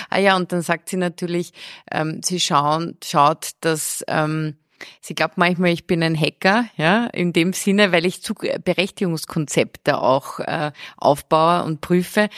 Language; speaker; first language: German; early bilingual, heritage; German